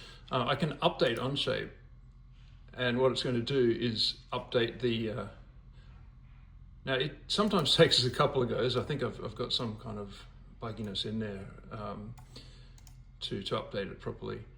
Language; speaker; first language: English; native; English